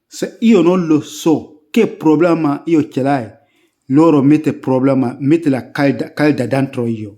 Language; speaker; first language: Italian; non-native, learner; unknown